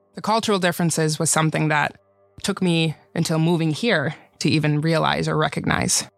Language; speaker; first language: English; early bilingual, other home language; Swedish